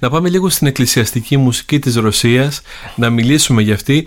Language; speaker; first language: Greek; native; Greek